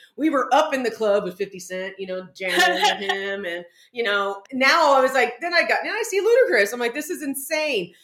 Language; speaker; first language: English; native; English